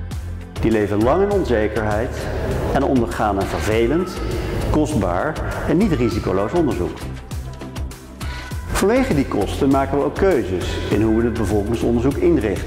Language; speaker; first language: Dutch; native; Dutch